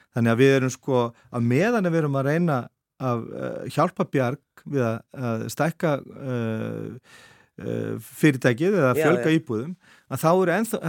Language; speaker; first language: Icelandic; native; Icelandic